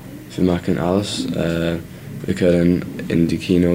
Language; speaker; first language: German; non-native, learner; English